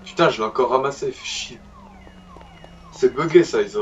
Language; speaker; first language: French; native; French